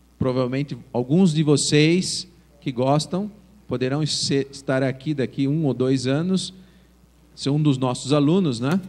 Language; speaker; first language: Portuguese; native; Portuguese